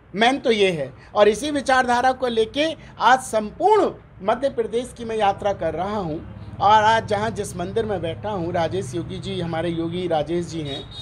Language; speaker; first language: Hindi; native; Hindi